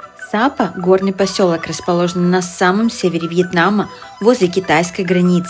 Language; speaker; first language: Russian; native; Russian